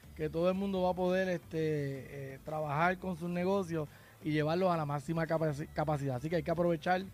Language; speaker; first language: Spanish; native; Spanish